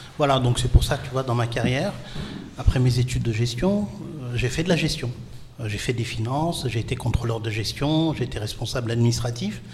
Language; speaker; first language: French; non-native, local second language; Arabic